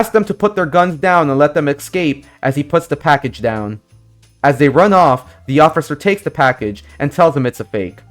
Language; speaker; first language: English; native; English